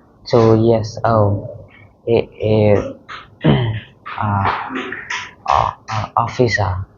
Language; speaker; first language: English; non-native, learner; Vietnamese